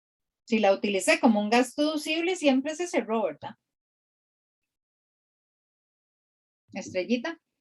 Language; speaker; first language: Spanish; native; Spanish